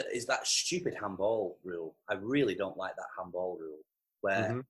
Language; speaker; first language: English; native; English